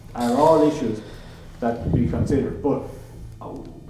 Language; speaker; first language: English; native; English